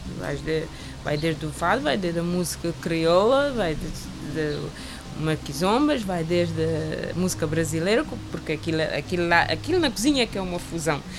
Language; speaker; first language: Portuguese; non-native, local second language; Kabuverdianu